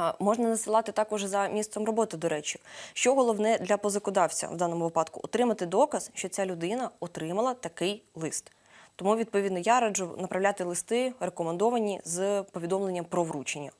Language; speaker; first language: Ukrainian; native; Ukrainian